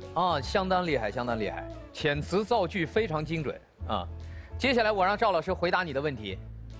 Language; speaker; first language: Chinese; native; Chinese